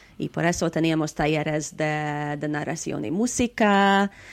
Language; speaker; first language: Spanish; non-native, learner; Hungarian